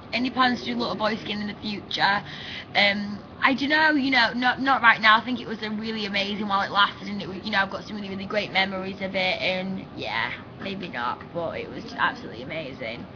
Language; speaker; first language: English; native; English